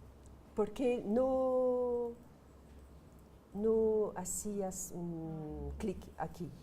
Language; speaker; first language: Spanish; non-native, fluent; French